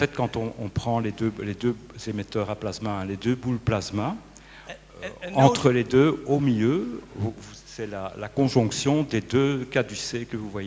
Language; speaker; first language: French; native; French